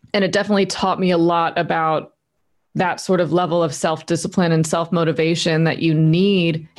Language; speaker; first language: English; native; English